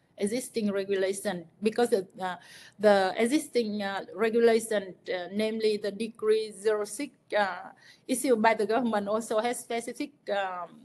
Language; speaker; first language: English; non-native, fluent; Vietnamese